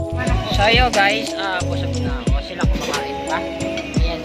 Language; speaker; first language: Filipino; native; Filipino